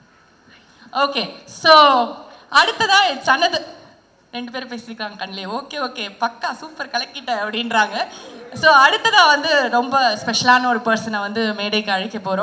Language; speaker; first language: Tamil; native; Tamil